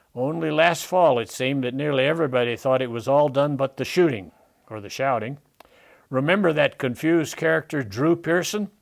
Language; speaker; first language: English; native; English